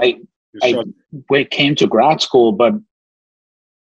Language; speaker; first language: English; non-native, fluent; Spanish